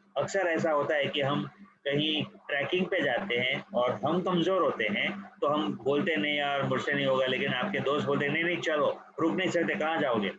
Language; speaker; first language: Hindi; native; Hindi